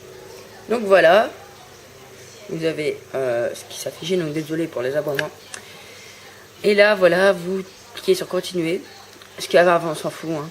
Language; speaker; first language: French; native; French